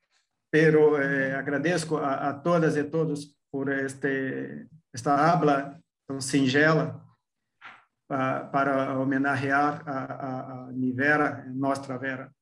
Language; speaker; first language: Portuguese; non-native, fluent; Spanish